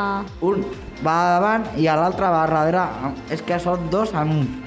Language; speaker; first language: Catalan; non-native, local second language; Spanish